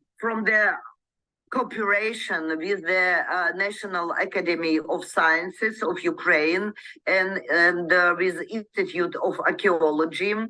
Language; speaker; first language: English; non-native, learner; Ukrainian